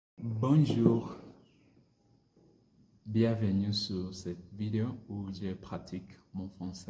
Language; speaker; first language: French; non-native, learner; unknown